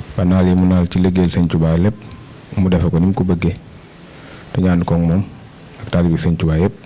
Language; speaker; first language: Wolof; native; Wolof